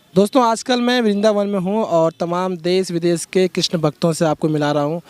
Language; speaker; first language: Hindi; native; Hindi